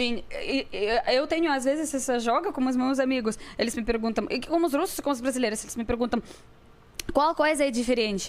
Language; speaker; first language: Portuguese; non-native, learner; Russian